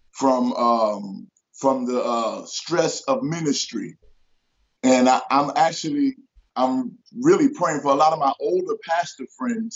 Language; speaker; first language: English; native; English